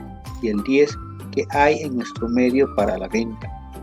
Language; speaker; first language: Spanish; native; Spanish